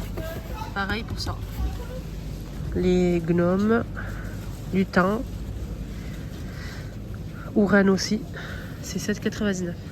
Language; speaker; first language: French; native; French